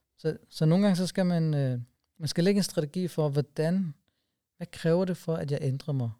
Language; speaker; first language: Danish; early bilingual, other home language; Urdu